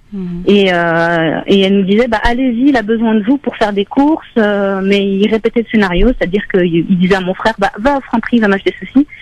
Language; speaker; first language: French; native; French